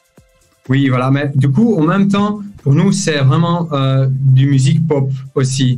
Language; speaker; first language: French; non-native, local second language; Dutch